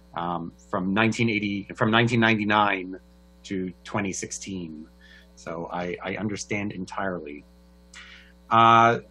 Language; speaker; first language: English; native; English